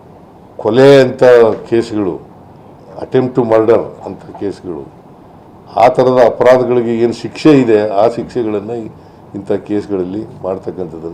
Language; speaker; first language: Kannada; native; Kannada